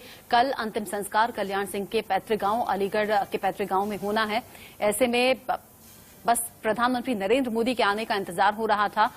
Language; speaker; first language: Hindi; native; Hindi